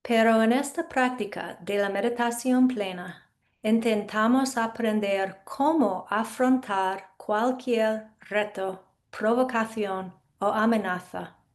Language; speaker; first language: Spanish; non-native, fluent; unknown